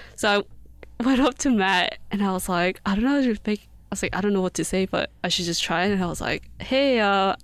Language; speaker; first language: English; early bilingual, other home language; Korean